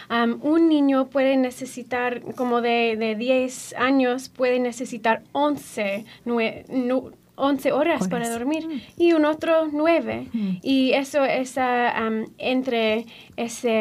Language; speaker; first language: Spanish; non-native, fluent; English